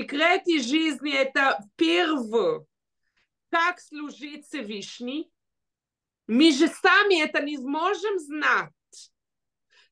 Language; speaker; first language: Russian; early bilingual, heritage; Russian